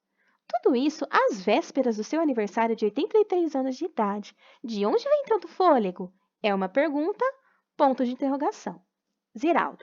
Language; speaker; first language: Portuguese; native; Portuguese